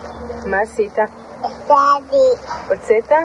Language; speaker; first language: Hebrew; native; Hebrew